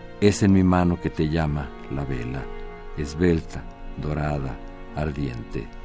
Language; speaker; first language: Spanish; native; Spanish